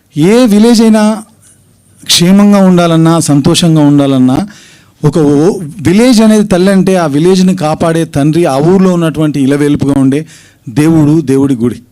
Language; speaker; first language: Telugu; native; Telugu